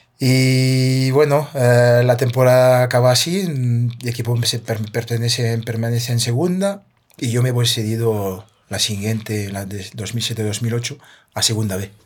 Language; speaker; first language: Spanish; non-native, fluent; French